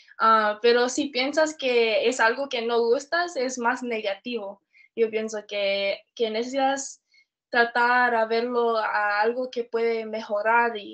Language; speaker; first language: Spanish; early bilingual, heritage; Spanish